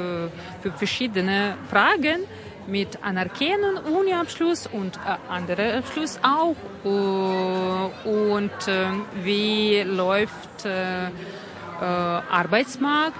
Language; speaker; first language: German; non-native, fluent; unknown